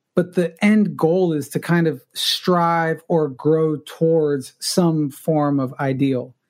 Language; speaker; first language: English; early bilingual, other home language; Spanish